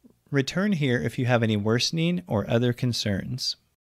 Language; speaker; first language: English; native; English